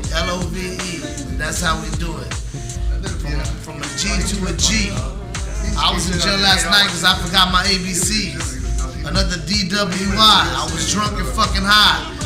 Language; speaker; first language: English; native; English